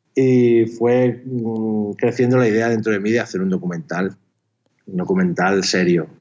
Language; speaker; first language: Spanish; native; Spanish